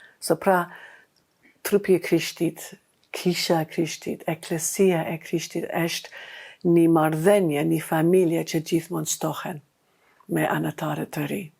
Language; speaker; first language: Albanian; non-native, fluent; English